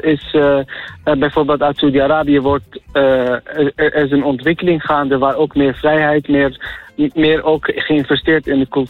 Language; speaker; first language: Dutch; non-native, fluent; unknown